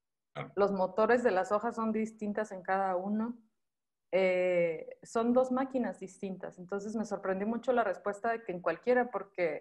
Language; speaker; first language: Spanish; native; Spanish